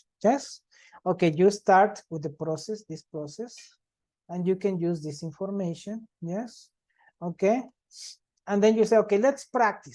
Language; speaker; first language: English; non-native, fluent; Spanish